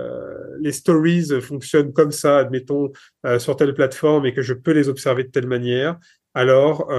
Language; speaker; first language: French; native; French